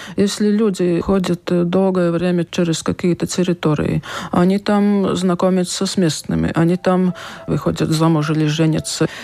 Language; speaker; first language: Russian; non-native, local second language; Latvian